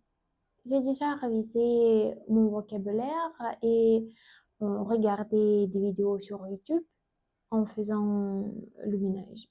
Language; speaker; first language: French; non-native, learner; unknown